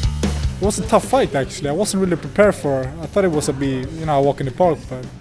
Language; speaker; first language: English; non-native, fluent; Swedish